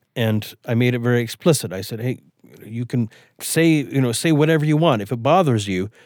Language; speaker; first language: English; early bilingual, other home language; Swedish